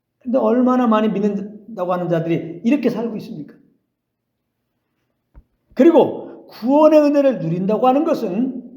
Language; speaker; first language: Korean; native; Korean